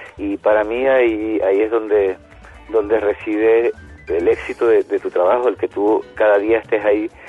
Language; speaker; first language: Spanish; native; Spanish